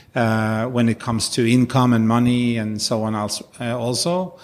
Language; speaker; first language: English; non-native, fluent; Norwegian